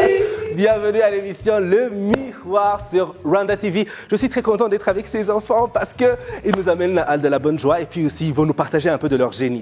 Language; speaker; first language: French; non-native, local second language; Kinyarwanda